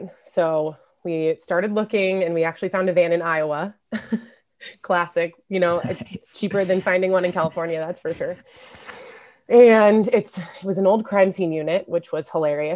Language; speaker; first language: English; native; English